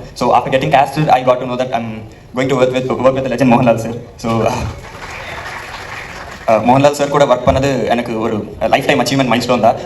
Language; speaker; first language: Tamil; non-native, learner; Malayalam